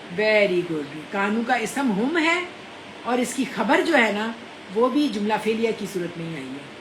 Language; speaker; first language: Urdu; non-native, local second language; Punjabi